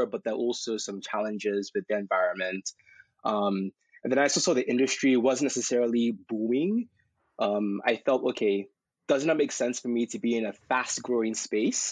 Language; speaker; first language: English; non-native, local second language; Yoruba